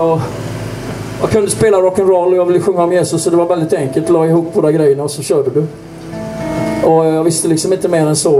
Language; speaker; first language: Swedish; native; Swedish